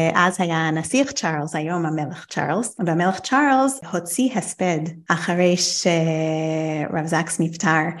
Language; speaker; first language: Hebrew; non-native, fluent; English